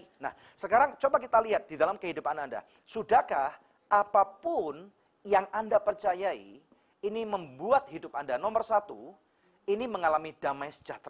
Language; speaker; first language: Indonesian; native; Indonesian